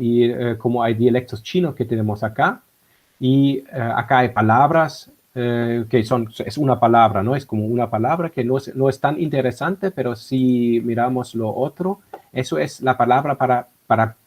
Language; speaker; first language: Spanish; non-native, fluent; German